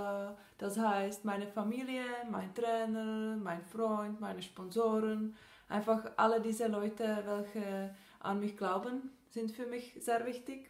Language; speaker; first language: German; non-native, fluent; Czech